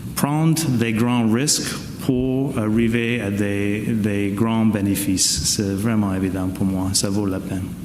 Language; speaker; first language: French; non-native, fluent; English